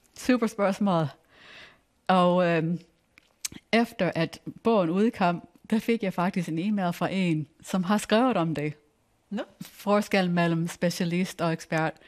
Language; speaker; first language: Danish; non-native, fluent; English